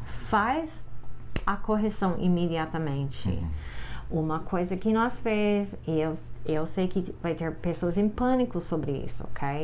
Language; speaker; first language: Portuguese; non-native, fluent; English